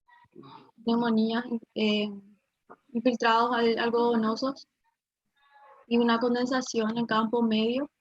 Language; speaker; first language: Spanish; native; Spanish